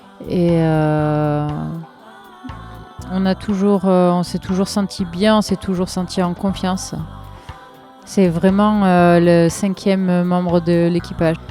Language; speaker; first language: French; native; French